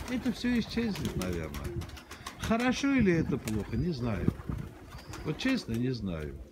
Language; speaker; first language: Russian; non-native, local second language; Armenian